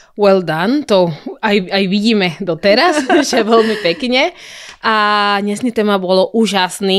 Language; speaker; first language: Slovak; non-native, learner; Spanish